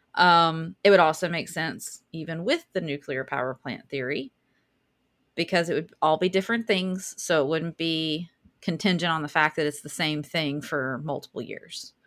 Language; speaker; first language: English; native; English